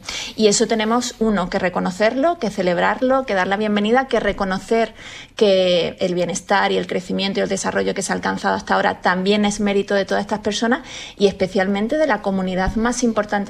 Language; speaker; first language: Spanish; native; Spanish